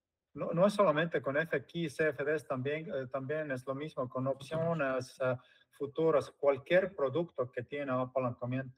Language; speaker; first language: Spanish; non-native, fluent; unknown